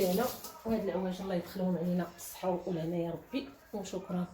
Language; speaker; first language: Arabic; native; Arabic